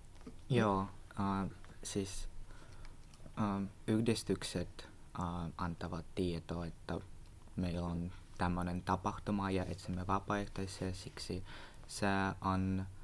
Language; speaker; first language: Finnish; non-native, learner; Russian